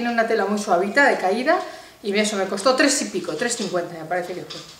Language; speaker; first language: Spanish; native; Spanish